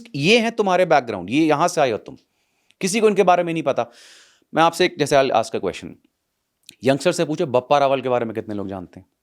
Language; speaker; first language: Hindi; non-native, local second language; Punjabi